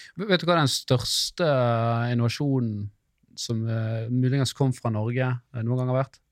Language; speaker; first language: Norwegian; native; Norwegian